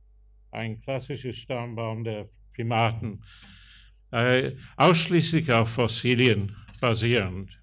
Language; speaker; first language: German; non-native, fluent; English